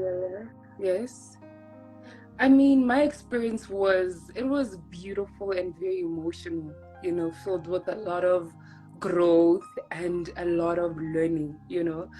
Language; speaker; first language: English; non-native, local second language; Tswana